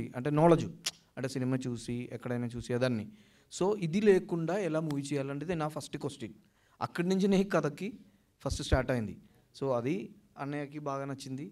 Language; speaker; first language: Telugu; non-native, learner; Malayalam